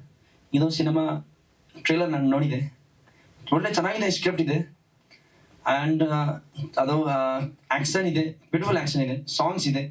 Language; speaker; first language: Kannada; non-native, learner; Hindi